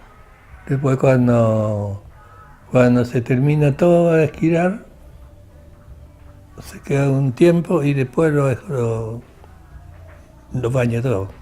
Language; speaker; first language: Spanish; non-native, local second language; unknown